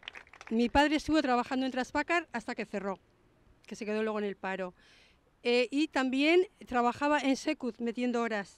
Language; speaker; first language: Spanish; early bilingual, other home language; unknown